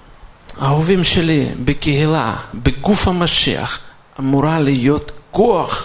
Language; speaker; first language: Hebrew; non-native, fluent; Russian